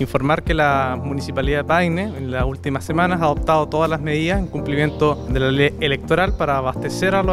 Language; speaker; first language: Spanish; native; Spanish